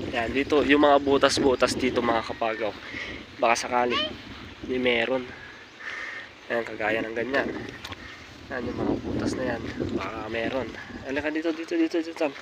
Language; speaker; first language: Filipino; non-native, local second language; Iloko